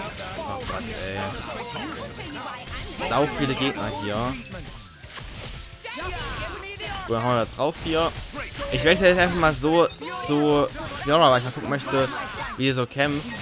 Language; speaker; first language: German; native; German